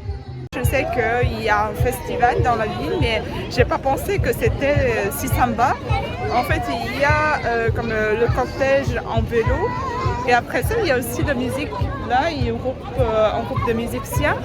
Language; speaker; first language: French; non-native, learner; Vietnamese